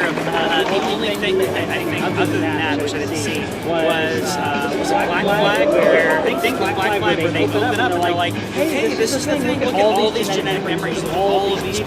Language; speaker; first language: English; native; English